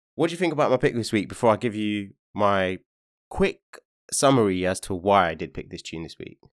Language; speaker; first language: English; native; English